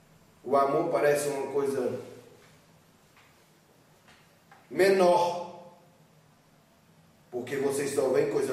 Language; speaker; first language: Portuguese; native; Portuguese